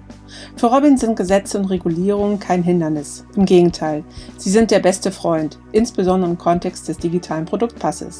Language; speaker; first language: German; native; German